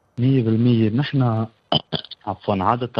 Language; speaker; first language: Arabic; native; Arabic